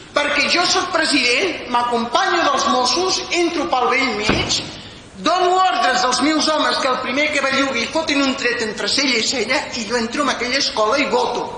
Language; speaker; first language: Catalan; non-native, local second language; Spanish